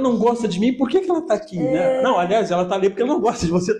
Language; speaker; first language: Portuguese; native; Portuguese